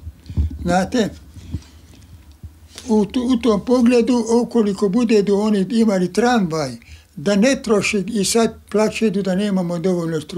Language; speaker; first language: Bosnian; non-native, local second language; Hungarian